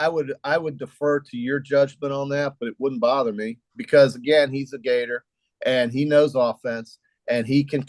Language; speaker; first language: English; native; English